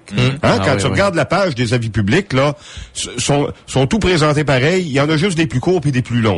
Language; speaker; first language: French; native; French